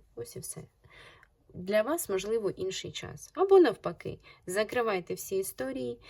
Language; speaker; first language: Ukrainian; non-native, local second language; Russian